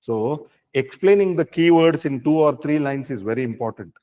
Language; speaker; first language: English; non-native, local second language; Kannada